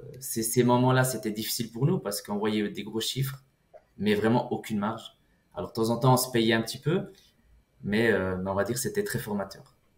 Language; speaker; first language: French; early bilingual, other home language; Portuguese